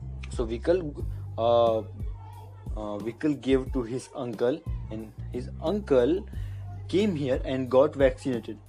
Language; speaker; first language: English; non-native, local second language; Hindi